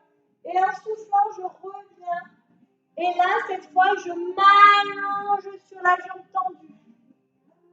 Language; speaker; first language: French; native; French